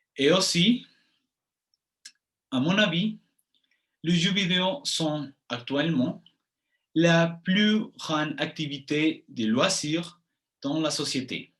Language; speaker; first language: French; non-native, fluent; Spanish